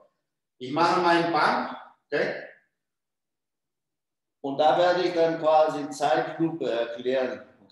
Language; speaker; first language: German; non-native, fluent; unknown